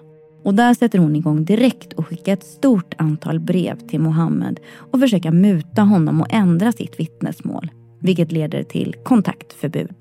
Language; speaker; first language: Swedish; native; Swedish